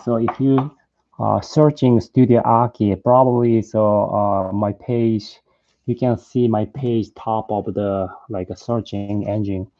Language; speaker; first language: English; non-native, learner; Japanese